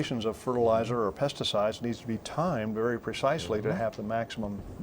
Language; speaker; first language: English; native; English